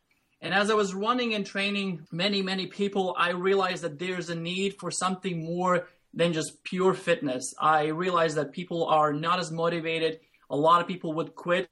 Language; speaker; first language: English; non-native, fluent; Latvian